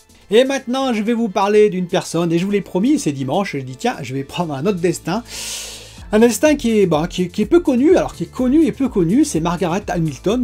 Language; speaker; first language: French; native; French